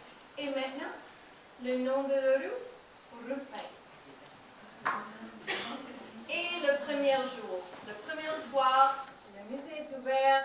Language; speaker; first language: French; non-native, learner; English